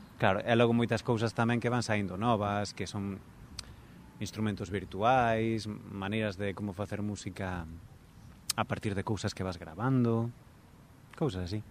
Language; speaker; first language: Galician; native; Galician